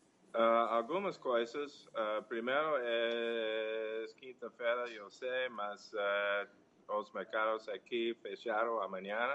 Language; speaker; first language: Portuguese; non-native, learner; English